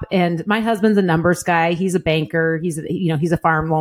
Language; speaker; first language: English; native; English